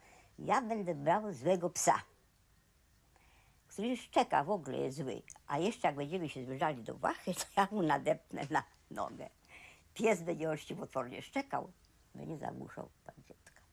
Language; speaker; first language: Polish; native; Polish